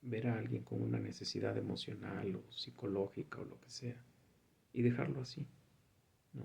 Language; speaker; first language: Spanish; native; Spanish